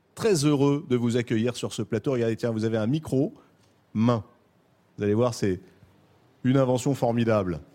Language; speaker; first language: French; native; French